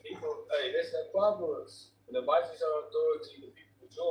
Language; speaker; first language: English; native; English